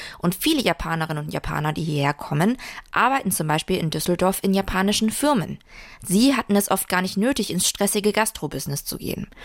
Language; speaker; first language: German; early bilingual, other home language; Vietnamese